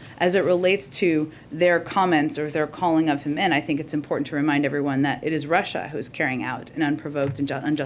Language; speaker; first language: English; native; English